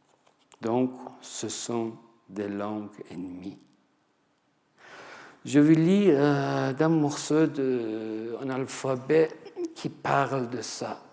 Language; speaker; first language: French; non-native, fluent; Persian